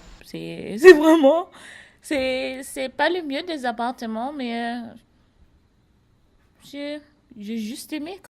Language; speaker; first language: French; non-native, learner; English